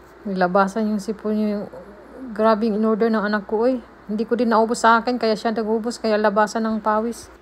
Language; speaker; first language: Filipino; native; Filipino